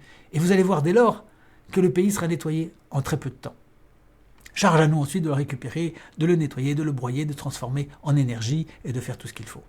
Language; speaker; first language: French; native; French